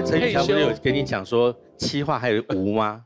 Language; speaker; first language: Chinese; native; Chinese